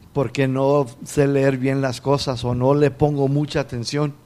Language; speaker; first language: Spanish; non-native, fluent; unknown